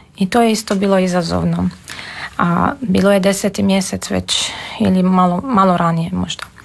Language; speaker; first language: Serbian; non-native, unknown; Armenian